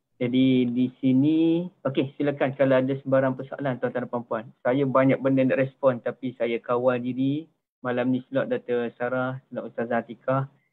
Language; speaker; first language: Malay; native; Malay